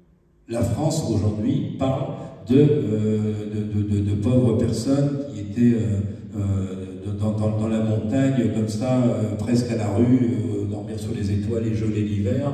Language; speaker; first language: French; native; French